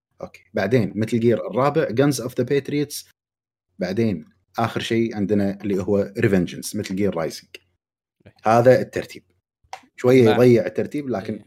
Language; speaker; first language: Arabic; native; Arabic